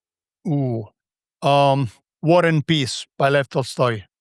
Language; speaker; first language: English; non-native, fluent; Italian